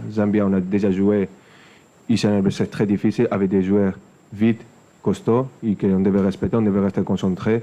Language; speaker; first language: French; non-native, fluent; Spanish